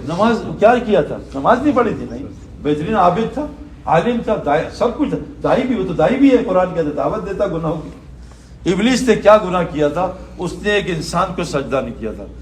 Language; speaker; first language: Urdu; native; Urdu